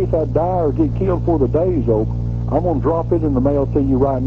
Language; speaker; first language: English; native; English